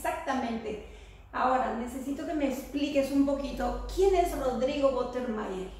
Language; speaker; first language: Spanish; native; Spanish